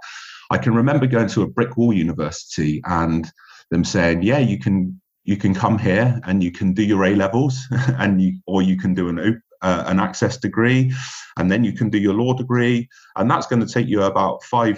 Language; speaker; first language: English; native; English